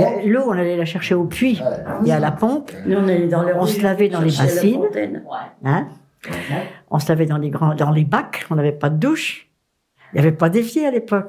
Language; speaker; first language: French; native; French